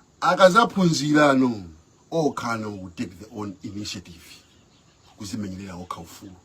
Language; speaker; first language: Nyanja; native; Nyanja